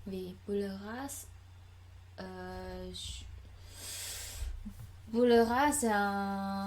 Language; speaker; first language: French; non-native, learner; Khmer